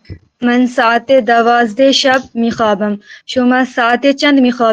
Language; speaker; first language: Persian; non-native, learner; Urdu